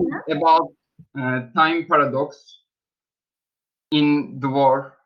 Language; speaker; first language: English; non-native, learner; Turkish